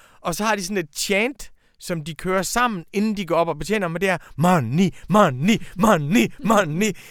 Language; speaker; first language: Danish; native; Danish